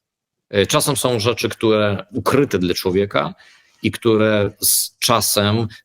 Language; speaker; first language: Polish; early bilingual, heritage; Polish